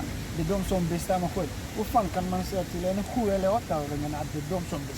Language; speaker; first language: Swedish; early bilingual, other home language; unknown